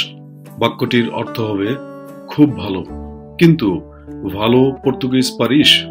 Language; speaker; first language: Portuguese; non-native, fluent; Bangla